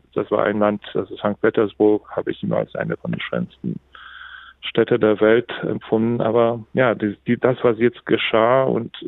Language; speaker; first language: German; non-native, fluent; Polish